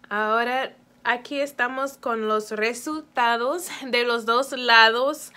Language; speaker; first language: Spanish; early bilingual, heritage; Spanish